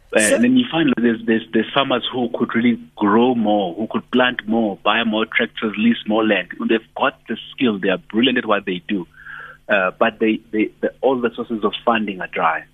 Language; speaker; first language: English; non-native, local second language; Zulu